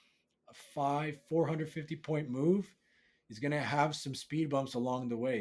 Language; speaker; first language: English; native; English